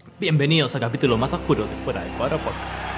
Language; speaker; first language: Spanish; native; Spanish